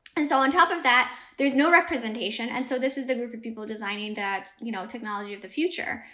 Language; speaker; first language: English; early bilingual, other home language; Amharic